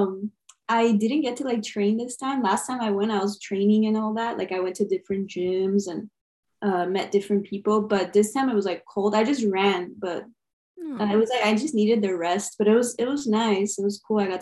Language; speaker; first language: English; early bilingual, other home language; Armenian